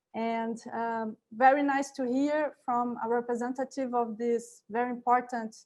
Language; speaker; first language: English; non-native, fluent; Portuguese